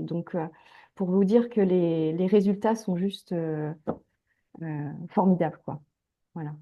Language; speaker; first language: French; native; French